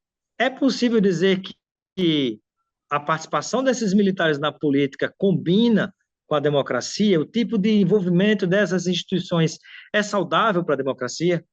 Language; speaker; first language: Portuguese; native; Portuguese